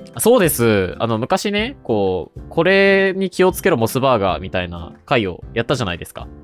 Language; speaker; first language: Japanese; native; Japanese